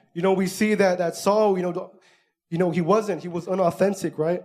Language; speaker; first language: English; early bilingual, other home language; Spanish